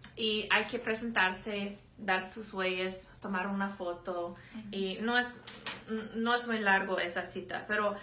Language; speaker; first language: Spanish; non-native, fluent; English